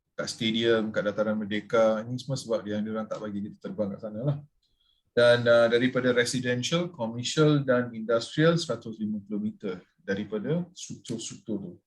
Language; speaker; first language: Malay; non-native, local second language; Tamil